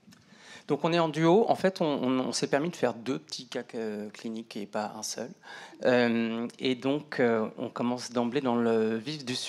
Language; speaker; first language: French; native; French